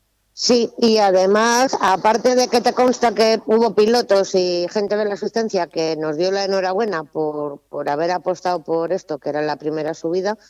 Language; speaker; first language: Spanish; native; Spanish